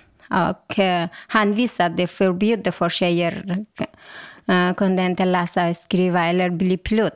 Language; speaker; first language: Swedish; non-native, local second language; Persian